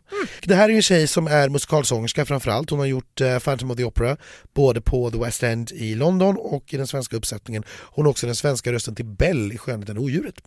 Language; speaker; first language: Swedish; native; Swedish